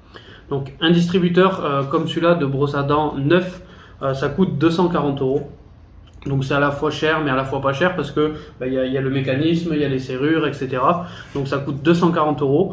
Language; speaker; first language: French; native; French